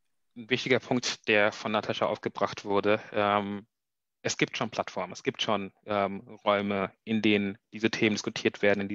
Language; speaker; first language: German; native; German